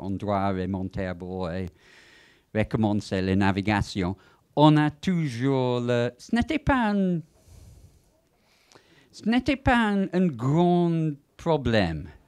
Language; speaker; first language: French; non-native, fluent; English